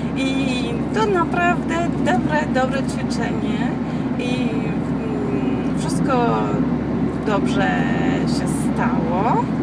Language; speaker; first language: Polish; non-native, learner; French